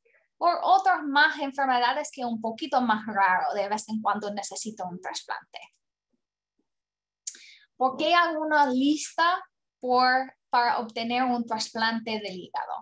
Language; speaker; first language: Spanish; non-native, learner; English